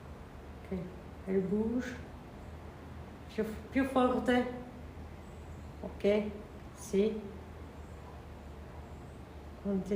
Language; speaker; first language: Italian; non-native, learner; French